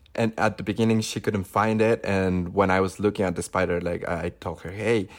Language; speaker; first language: English; non-native, fluent; Spanish